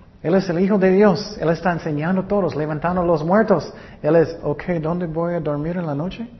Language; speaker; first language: Spanish; non-native, learner; English